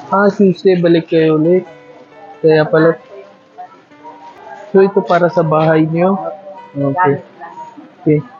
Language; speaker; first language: Filipino; non-native, learner; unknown